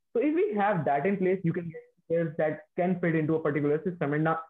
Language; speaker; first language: English; non-native, local second language; Hindi